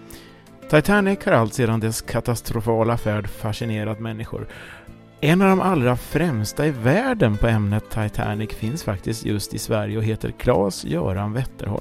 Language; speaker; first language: Swedish; native; Swedish